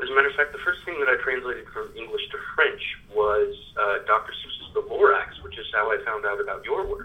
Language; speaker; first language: English; early bilingual, other home language; French